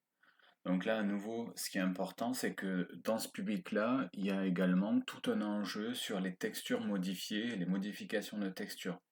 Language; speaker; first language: French; native; French